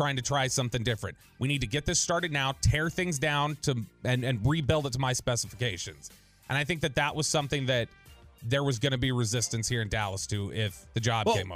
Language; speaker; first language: English; native; English